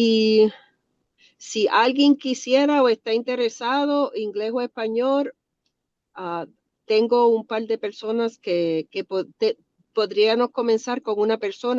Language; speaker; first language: Spanish; early bilingual, other home language; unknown